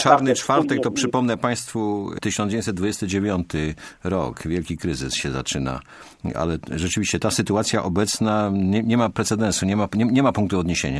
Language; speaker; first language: Polish; native; Polish